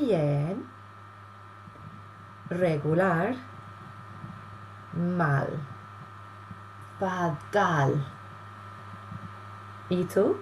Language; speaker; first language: Spanish; non-native, fluent; English